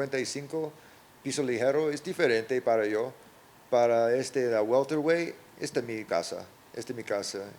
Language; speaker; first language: Spanish; non-native, learner; English